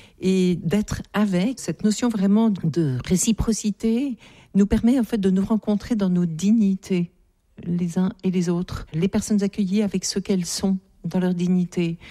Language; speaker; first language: French; native; French